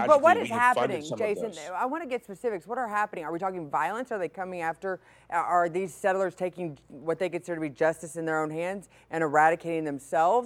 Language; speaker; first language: English; native; English